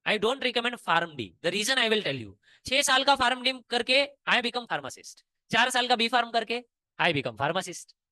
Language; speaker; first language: Hindi; non-native, local second language; Marathi